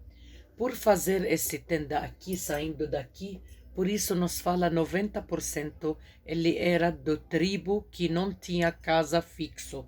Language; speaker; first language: Portuguese; non-native, fluent; Arabic